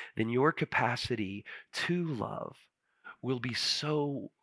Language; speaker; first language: English; native; English